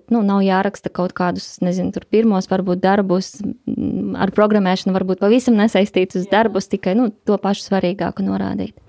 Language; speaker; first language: Latvian; non-native, local second language; Russian